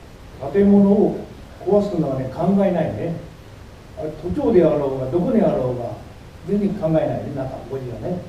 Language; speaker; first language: Japanese; native; Japanese